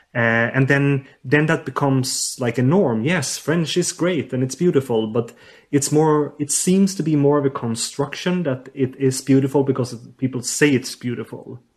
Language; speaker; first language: English; non-native, fluent; Swedish